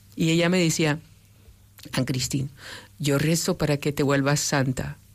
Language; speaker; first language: Spanish; non-native, fluent; French